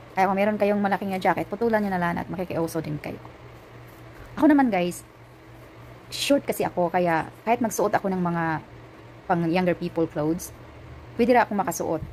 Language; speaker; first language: Filipino; non-native, local second language; Cebuano